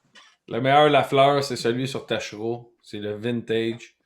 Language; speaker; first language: French; native; French